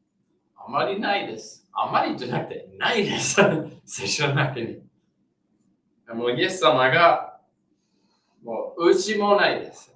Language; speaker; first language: Japanese; non-native, fluent; English